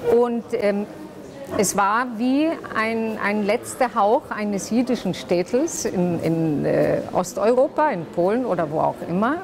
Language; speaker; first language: German; non-native, local second language; Yiddish